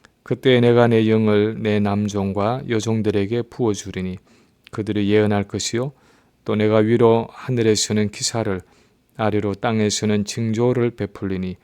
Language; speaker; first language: Korean; native; Korean